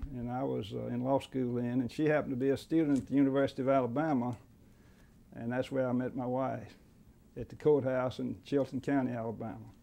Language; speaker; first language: English; native; English